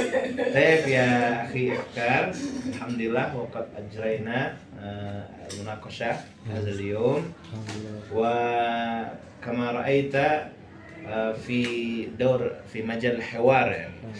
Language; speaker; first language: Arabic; non-native, fluent; Indonesian